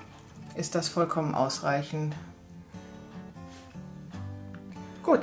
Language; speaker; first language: German; native; German